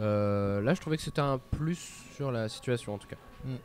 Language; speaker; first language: French; native; French